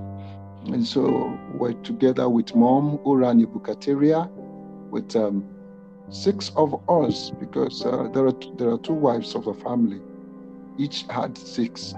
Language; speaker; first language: English; non-native, local second language; Yoruba